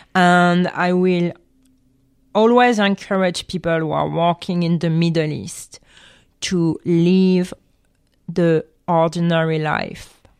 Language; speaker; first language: English; non-native, fluent; French